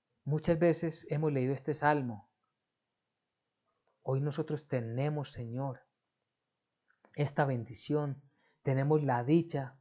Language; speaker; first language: Spanish; native; Spanish